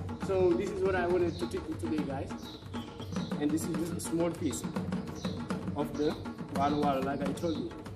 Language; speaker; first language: English; non-native, fluent; Wolof